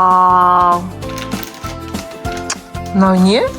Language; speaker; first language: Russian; non-native, local second language; Kazakh